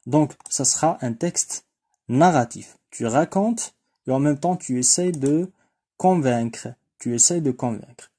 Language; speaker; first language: French; non-native, local second language; Arabic